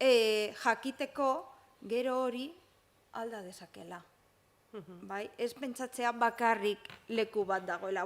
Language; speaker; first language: Basque; non-native, local second language; Spanish